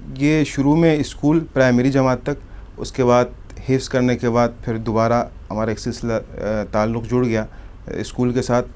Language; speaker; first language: Urdu; non-native, local second language; Khowar